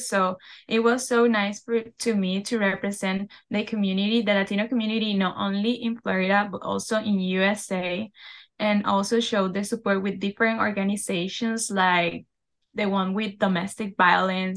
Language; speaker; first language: English; non-native, fluent; Spanish